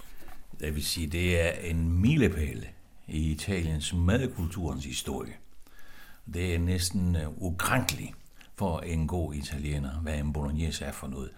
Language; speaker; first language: Danish; non-native, fluent; Italian